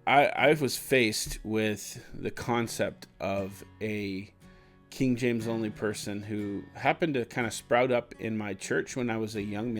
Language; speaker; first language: English; native; English